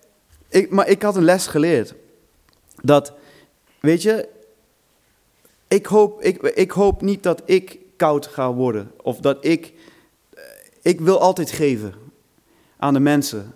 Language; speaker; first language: Dutch; non-native, fluent; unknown